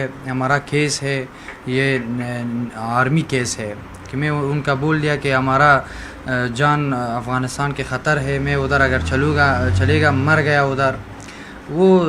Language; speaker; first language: Hindi; non-native, learner; Persian